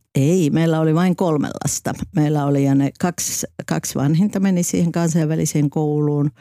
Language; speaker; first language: Finnish; native; Finnish